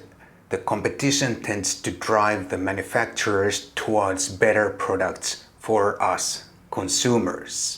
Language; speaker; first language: English; non-native, fluent; Finnish